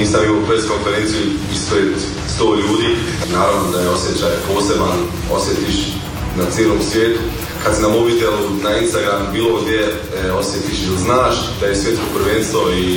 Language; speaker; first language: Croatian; early bilingual, heritage; Croatian